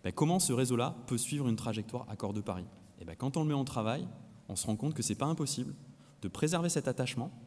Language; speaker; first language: French; native; French